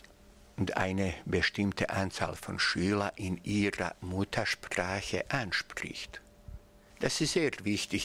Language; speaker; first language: German; non-native, fluent; Bosnian